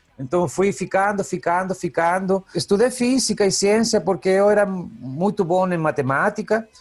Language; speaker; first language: Portuguese; non-native, fluent; Spanish